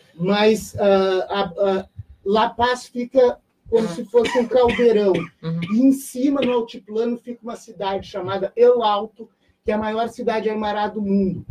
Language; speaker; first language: Portuguese; native; Portuguese